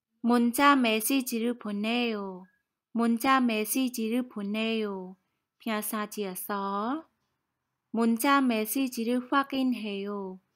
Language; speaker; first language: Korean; non-native, fluent; Khmer